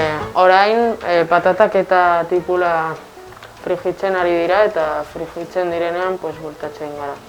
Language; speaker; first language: Basque; non-native, local second language; Spanish